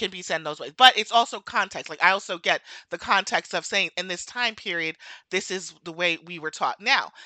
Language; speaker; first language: English; native; English